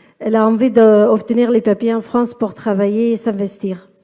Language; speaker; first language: French; non-native, fluent; Kurdish